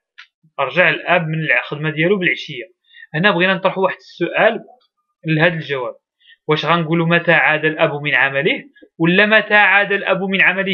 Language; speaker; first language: Arabic; native; Arabic